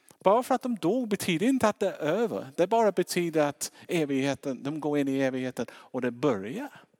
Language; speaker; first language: Swedish; non-native, fluent; English